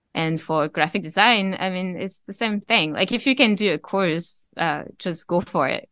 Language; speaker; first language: English; non-native, fluent; French